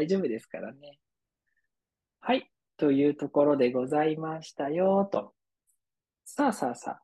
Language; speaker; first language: Japanese; native; Japanese